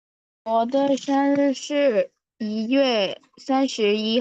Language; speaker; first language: Chinese; non-native, learner; Burmese